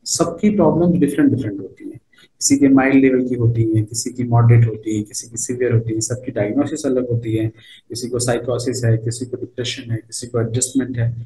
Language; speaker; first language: Hindi; native; Hindi